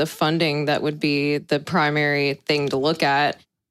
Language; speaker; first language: English; native; English